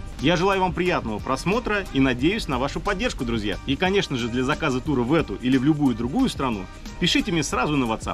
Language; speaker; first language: Russian; native; Russian